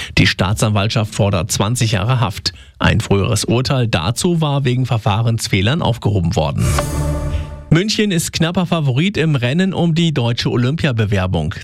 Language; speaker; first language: German; native; German